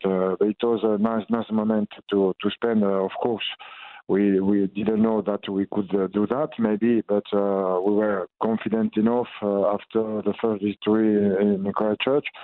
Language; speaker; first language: English; non-native, learner; French